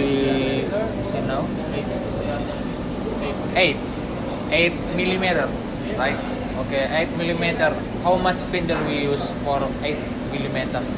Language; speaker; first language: English; non-native, learner; Indonesian